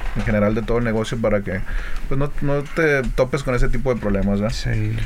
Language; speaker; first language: Spanish; native; Spanish